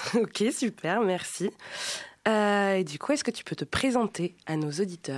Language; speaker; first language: French; native; French